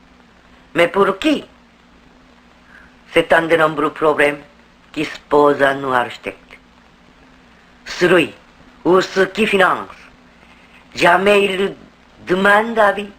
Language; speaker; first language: French; non-native, fluent; Korean